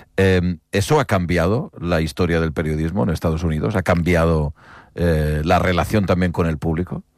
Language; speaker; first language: Spanish; non-native, local second language; Catalan